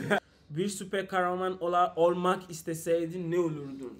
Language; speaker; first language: Turkish; non-native, learner; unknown